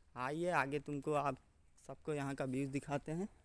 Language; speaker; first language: Hindi; native; Hindi